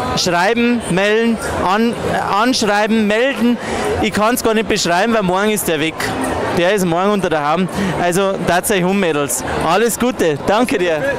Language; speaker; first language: German; native; German